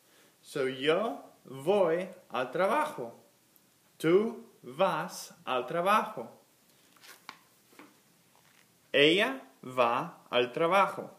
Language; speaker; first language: Spanish; non-native, fluent; English